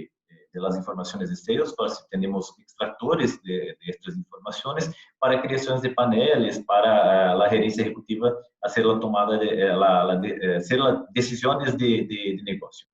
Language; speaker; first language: Spanish; non-native, fluent; Portuguese